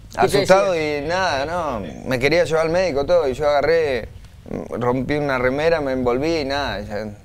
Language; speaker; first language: Spanish; native; Spanish